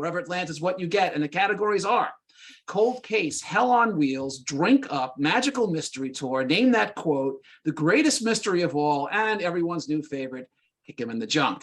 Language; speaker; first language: English; native; English